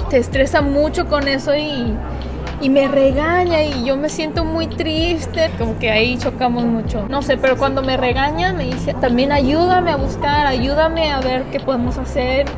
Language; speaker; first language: Spanish; early bilingual, other home language; Korean